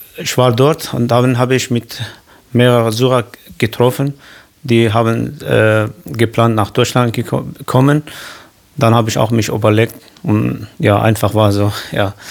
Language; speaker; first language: German; non-native, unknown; Kurdish